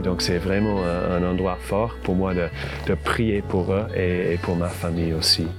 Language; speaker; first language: French; non-native, fluent; English